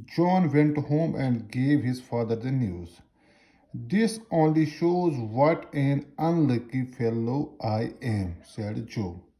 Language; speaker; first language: English; non-native, local second language; Urdu